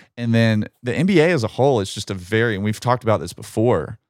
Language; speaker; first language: English; native; English